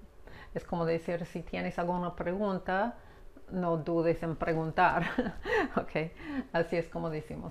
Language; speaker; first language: Spanish; non-native, fluent; English